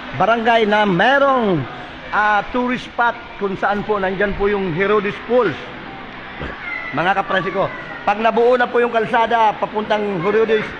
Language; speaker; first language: Filipino; non-native, local second language; Bikol